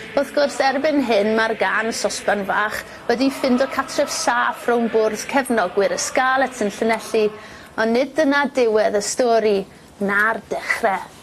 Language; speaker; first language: Welsh; native; Welsh